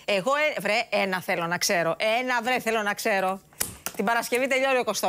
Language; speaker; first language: Greek; native; Greek